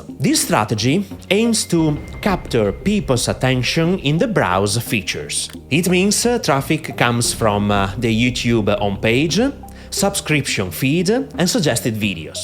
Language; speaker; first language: English; non-native, fluent; Italian